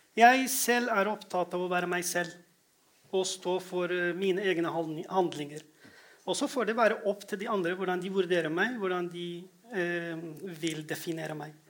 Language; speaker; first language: Norwegian; non-native, fluent; Kurdish